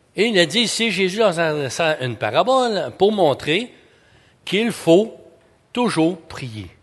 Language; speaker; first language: French; native; French